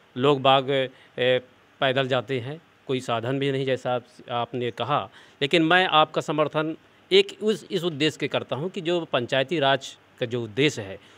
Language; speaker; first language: Hindi; native; Hindi